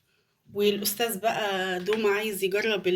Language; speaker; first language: Arabic; native; Arabic